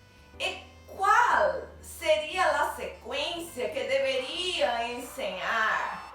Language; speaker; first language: Spanish; non-native, learner; Portuguese